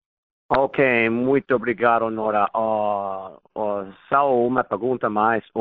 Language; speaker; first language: Portuguese; non-native, fluent; English